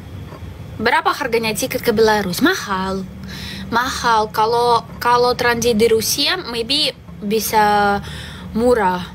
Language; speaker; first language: Indonesian; non-native, fluent; Russian